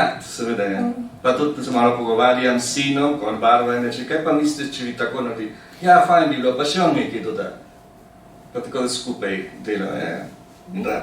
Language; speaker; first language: Slovenian; early bilingual, heritage; Slovenian